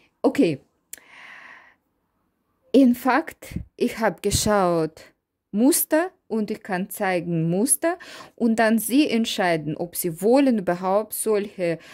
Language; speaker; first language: German; non-native, learner; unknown